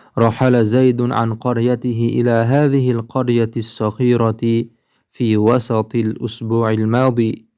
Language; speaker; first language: Arabic; non-native, fluent; Uzbek